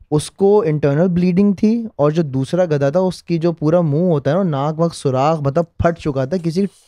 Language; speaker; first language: Urdu; native; Urdu